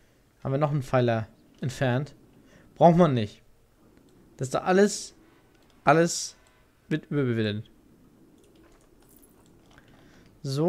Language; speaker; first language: German; native; German